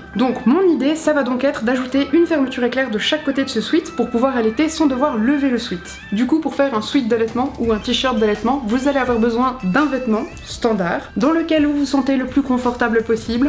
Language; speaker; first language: French; native; French